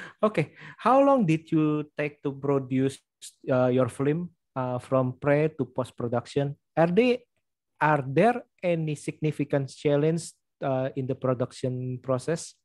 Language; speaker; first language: English; non-native, learner; Indonesian